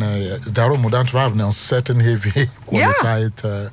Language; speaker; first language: Dutch; non-native, learner; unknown